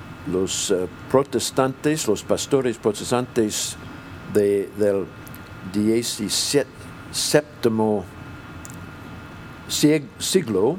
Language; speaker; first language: Spanish; non-native, fluent; English